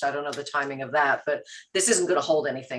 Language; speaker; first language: English; native; English